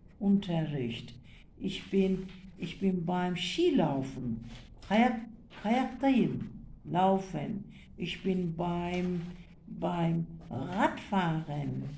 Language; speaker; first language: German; non-native, fluent; Turkish